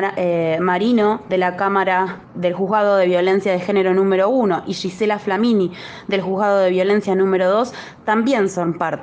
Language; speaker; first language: Spanish; native; Spanish